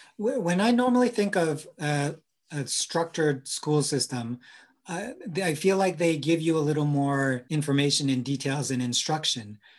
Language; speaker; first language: English; native; English